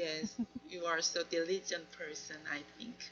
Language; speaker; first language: English; non-native, learner; Korean